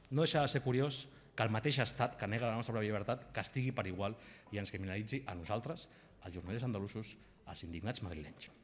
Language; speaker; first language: Catalan; non-native, local second language; Spanish